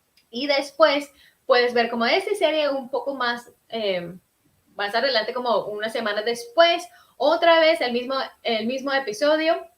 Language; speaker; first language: Spanish; early bilingual, heritage; Spanish